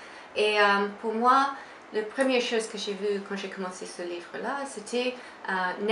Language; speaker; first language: French; non-native, fluent; English